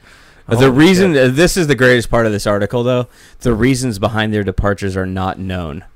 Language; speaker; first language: English; native; English